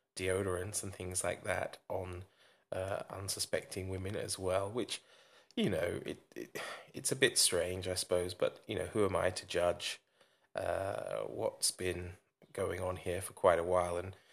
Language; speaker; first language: English; native; English